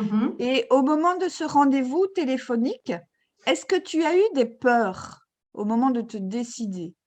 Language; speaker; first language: French; native; French